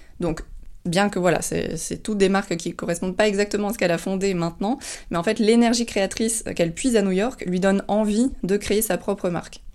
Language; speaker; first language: French; native; French